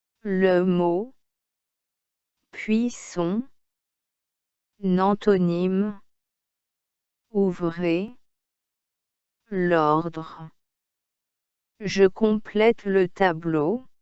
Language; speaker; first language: French; non-native, local second language; Arabic